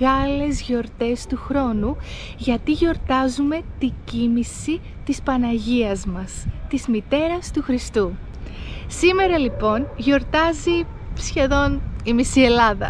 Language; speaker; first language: Greek; native; Greek